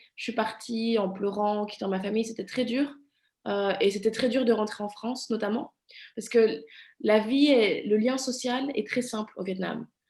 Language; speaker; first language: French; early bilingual, other home language; Vietnamese